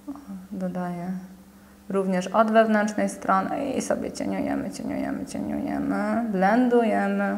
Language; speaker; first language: Polish; native; Polish